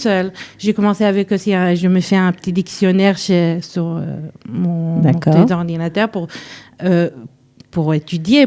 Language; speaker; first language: French; early bilingual, heritage; French